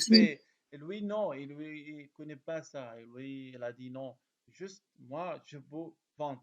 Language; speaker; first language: French; non-native, learner; Arabic